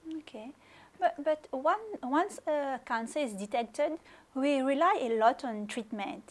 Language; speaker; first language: English; non-native, local second language; Morisyen